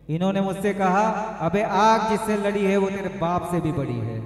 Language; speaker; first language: Hindi; non-native, local second language; Marathi